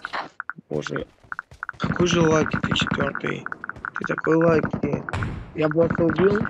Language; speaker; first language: Russian; native; Russian